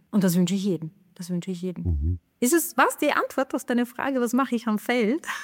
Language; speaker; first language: German; non-native, fluent; Czech